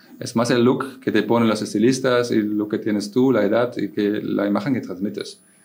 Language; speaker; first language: Spanish; non-native, fluent; German